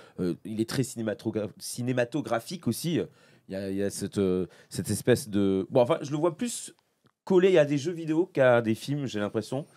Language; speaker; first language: French; native; French